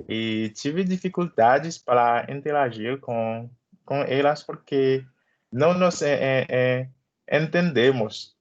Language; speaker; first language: Portuguese; non-native, learner; Haitian Creole